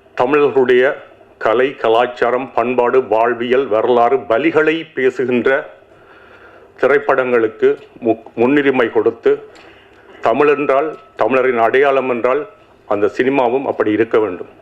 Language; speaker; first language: Tamil; native; Tamil